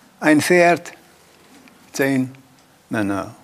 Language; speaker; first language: German; non-native, learner; Polish